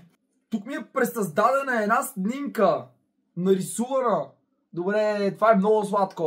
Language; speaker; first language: Bulgarian; native; Bulgarian